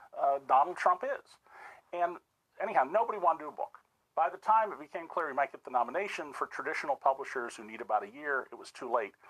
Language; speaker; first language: English; native; English